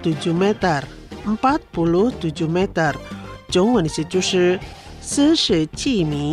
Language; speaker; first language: Chinese; non-native, fluent; Indonesian